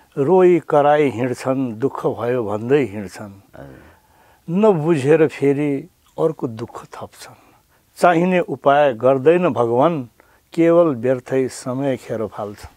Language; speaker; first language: Nepali; non-native, local second language; Newari